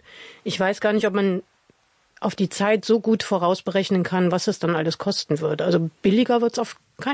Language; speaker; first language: German; native; German